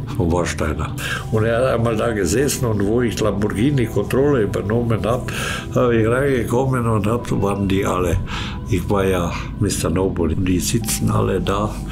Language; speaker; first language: German; early bilingual, other home language; Slovenian